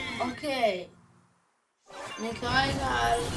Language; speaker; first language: Hebrew; native; Hebrew